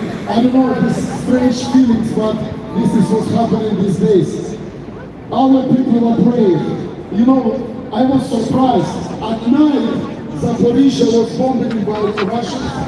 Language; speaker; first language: English; non-native, fluent; Ukrainian